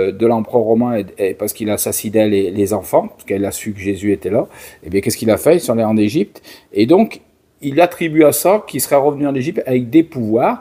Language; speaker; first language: French; native; French